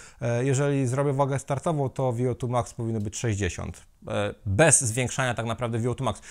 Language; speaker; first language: Polish; native; Polish